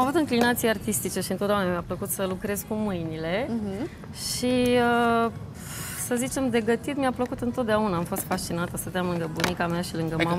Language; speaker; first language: Romanian; native; Romanian